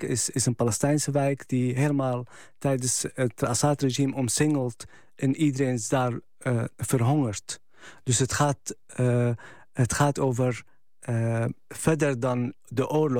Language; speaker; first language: Dutch; non-native, fluent; Arabic